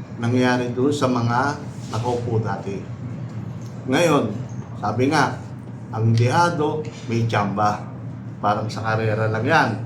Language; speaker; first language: Filipino; native; Filipino